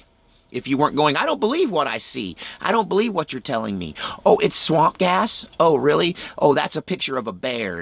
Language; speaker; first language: English; native; English